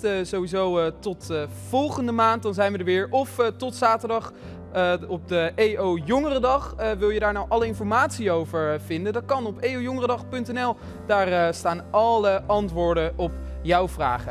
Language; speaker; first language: Dutch; native; Dutch